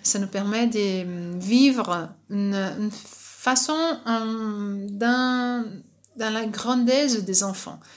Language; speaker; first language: French; non-native, fluent; Portuguese